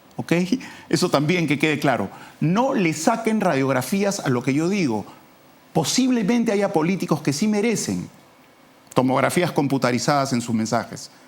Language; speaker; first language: Spanish; native; Spanish